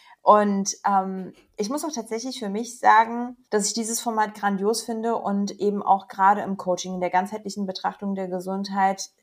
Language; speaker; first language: German; native; German